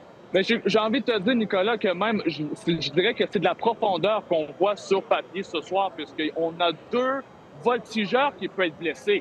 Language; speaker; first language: French; native; French